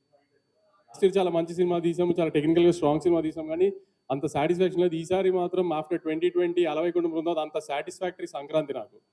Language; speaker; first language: Telugu; native; Telugu